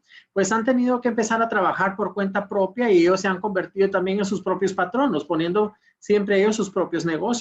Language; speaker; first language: Spanish; native; Spanish